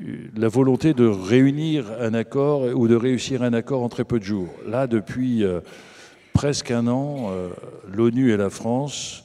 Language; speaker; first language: French; native; French